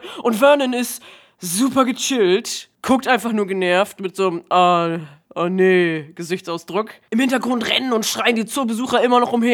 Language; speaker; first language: German; native; German